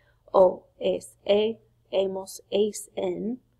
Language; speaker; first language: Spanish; non-native, fluent; English